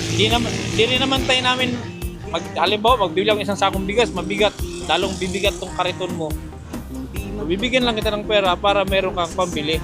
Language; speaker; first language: Filipino; non-native, local second language; Cebuano